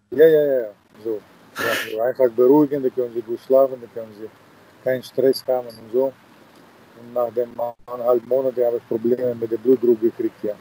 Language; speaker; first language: German; non-native, fluent; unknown